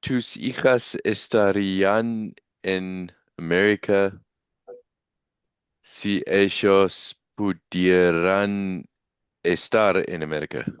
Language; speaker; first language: Spanish; non-native, learner; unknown